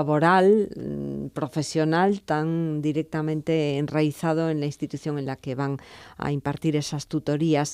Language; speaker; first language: Spanish; native; Spanish